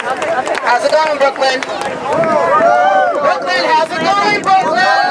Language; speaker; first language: English; native; English